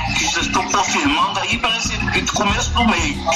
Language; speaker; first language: Portuguese; native; Portuguese